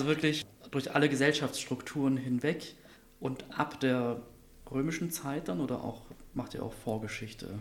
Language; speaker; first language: German; native; German